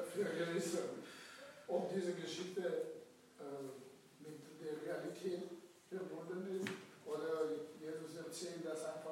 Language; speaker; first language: German; non-native, fluent; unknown